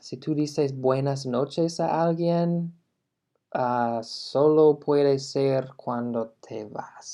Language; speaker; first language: Spanish; non-native, fluent; English